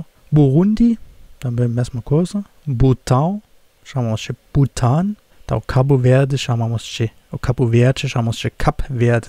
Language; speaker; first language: Portuguese; non-native, fluent; German